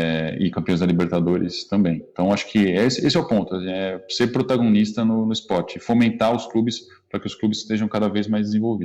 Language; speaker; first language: Portuguese; native; Portuguese